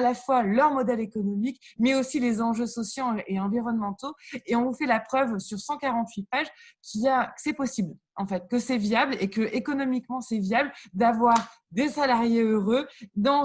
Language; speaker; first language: French; native; French